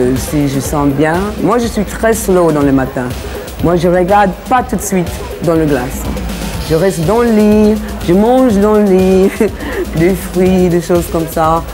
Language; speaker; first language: French; non-native, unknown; English